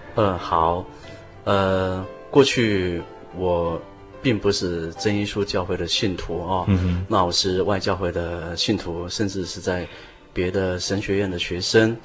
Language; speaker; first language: Chinese; native; Chinese